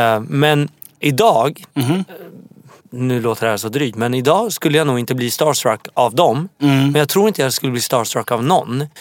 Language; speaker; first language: Swedish; native; Swedish